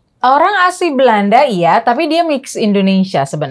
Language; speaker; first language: Indonesian; native; Indonesian